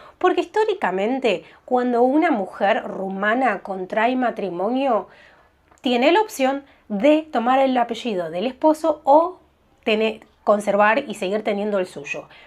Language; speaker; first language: Spanish; native; Spanish